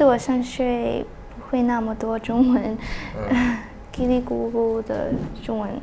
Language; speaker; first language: Chinese; early bilingual, heritage; Chinese